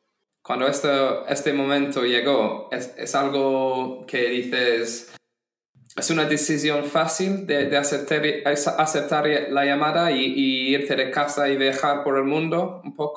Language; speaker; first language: Spanish; non-native, fluent; English